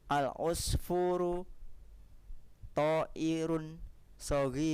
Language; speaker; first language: Arabic; non-native, learner; Indonesian